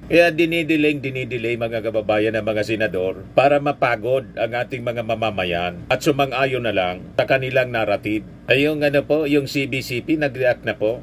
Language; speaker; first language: Filipino; non-native, local second language; Bikol